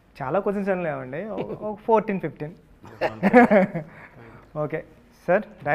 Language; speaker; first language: Telugu; native; Telugu